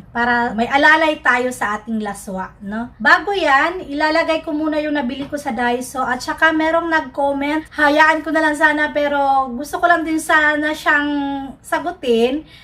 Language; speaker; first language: Filipino; non-native, local second language; Cebuano